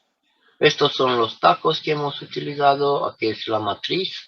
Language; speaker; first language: Spanish; non-native, fluent; Romanian